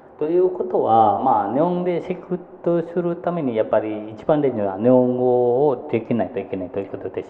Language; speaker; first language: Japanese; non-native, fluent; Indonesian